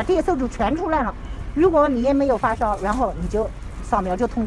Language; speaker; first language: Chinese; native; Chinese